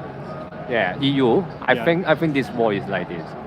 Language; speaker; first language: English; non-native, learner; Cantonese